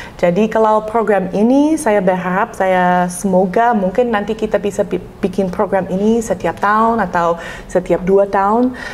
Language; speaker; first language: Indonesian; non-native, fluent; English